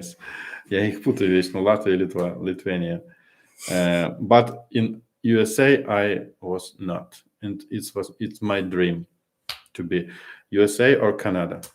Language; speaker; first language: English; non-native, learner; Ukrainian